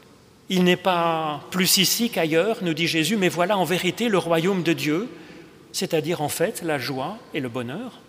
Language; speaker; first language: French; native; French